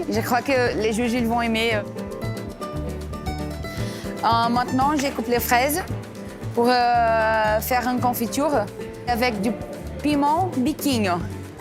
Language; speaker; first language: French; non-native, learner; Portuguese